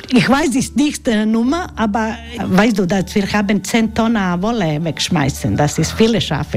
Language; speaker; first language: German; non-native, learner; Croatian